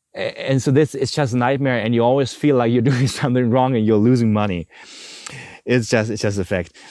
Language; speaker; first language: English; non-native, fluent; German